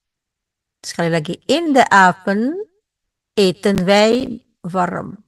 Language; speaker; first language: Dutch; non-native, fluent; Indonesian